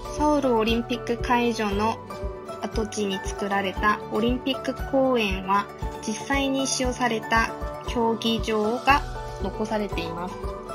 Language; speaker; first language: Japanese; non-native, fluent; Korean